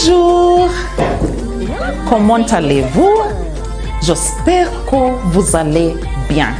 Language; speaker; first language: French; non-native, fluent; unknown